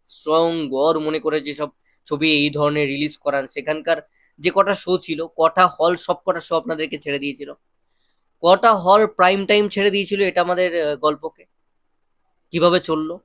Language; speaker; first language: Bangla; native; Bangla